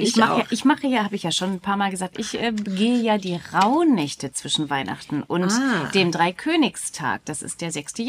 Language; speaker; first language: German; native; German